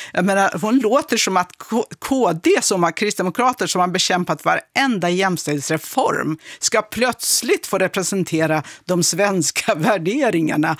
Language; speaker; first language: Swedish; non-native, fluent; Kurdish